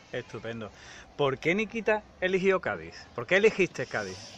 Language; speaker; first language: Spanish; native; Spanish